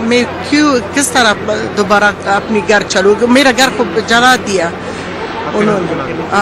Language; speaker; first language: Hindi; non-native, learner; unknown